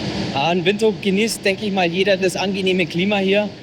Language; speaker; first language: German; native; German